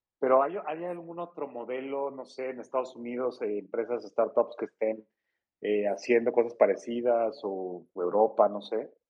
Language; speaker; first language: Spanish; native; Spanish